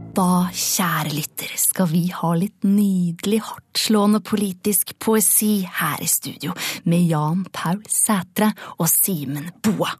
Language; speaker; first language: Norwegian; native; Norwegian